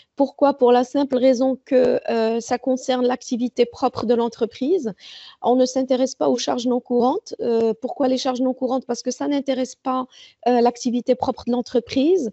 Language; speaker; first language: French; non-native, local second language; Arabic